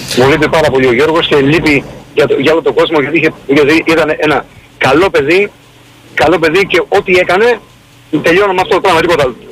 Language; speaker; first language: Greek; early bilingual, heritage; Greek